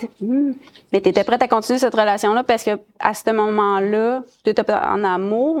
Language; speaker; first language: French; native; French